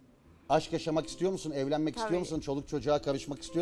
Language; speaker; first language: Turkish; native; Turkish